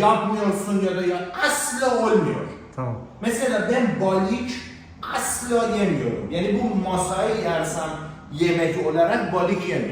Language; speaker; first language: Turkish; non-native, learner; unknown